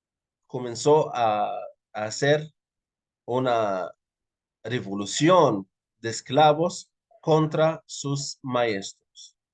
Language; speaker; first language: Spanish; non-native, fluent; Arabic